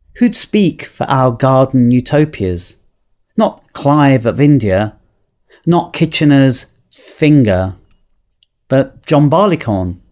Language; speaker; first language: English; native; English